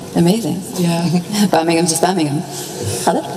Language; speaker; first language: English; native; English